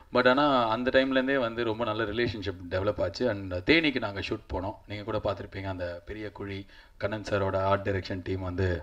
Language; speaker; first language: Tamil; native; Tamil